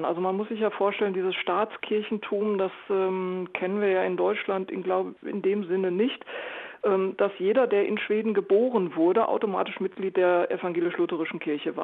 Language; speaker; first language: German; native; German